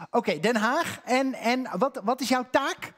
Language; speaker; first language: Dutch; native; Dutch